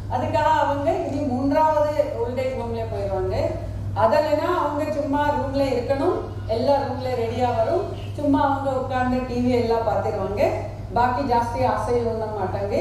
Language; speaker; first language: Tamil; non-native, fluent; Marathi